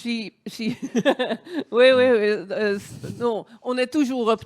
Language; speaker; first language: French; non-native, fluent; Dutch